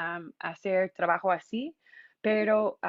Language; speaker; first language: Spanish; non-native, fluent; English